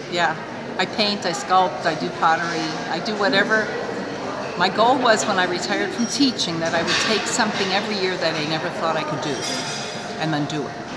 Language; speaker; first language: English; native; English